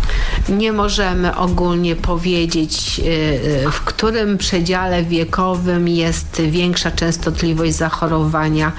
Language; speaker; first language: Polish; native; Polish